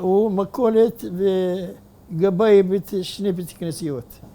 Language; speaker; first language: Hebrew; non-native, fluent; Arabic